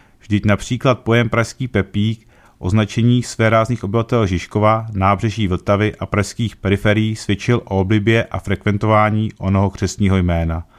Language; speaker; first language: Czech; native; Czech